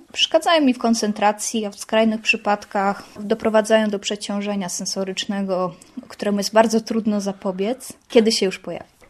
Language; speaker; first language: Polish; native; Polish